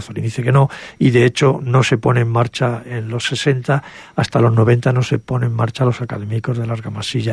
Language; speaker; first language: Spanish; native; Spanish